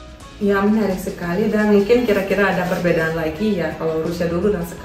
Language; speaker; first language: Indonesian; non-native, fluent; Russian